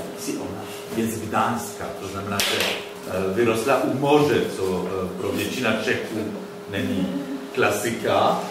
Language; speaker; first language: Czech; non-native, fluent; Polish